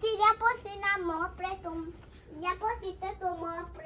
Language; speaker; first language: Spanish; early bilingual, other home language; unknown